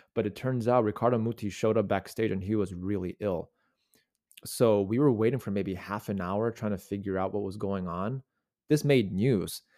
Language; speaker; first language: English; native; English